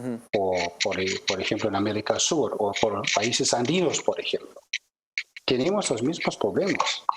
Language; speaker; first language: Spanish; non-native, fluent; German